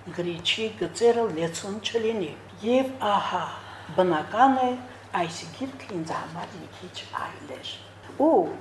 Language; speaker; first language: Armenian; native; Armenian